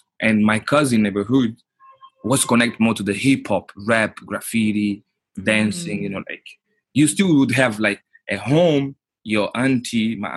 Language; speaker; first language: English; non-native, fluent; Portuguese